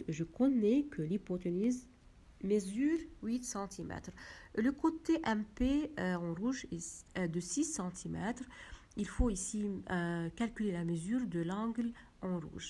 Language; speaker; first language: French; non-native, local second language; Arabic